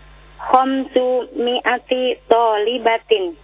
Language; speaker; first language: Arabic; non-native, learner; Indonesian